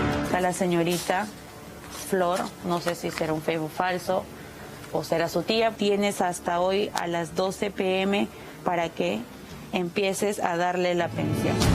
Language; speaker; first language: Spanish; native; Spanish